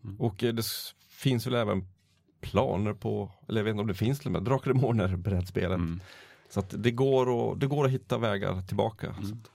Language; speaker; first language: Swedish; native; Swedish